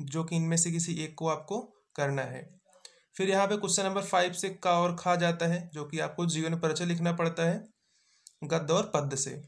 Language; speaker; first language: Hindi; native; Hindi